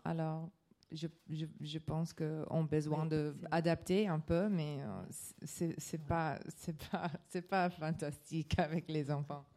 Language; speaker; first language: French; non-native, learner; English